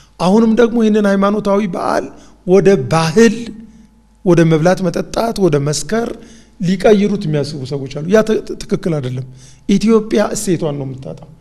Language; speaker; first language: Amharic; native; Amharic